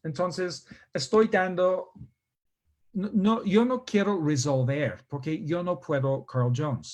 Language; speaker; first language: Spanish; non-native, fluent; English